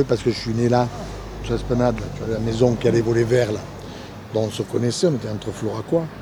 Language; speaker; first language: French; native; French